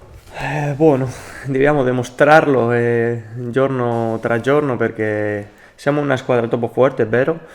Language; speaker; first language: Italian; non-native, learner; Spanish